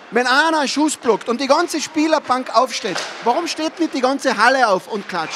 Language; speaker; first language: German; native; German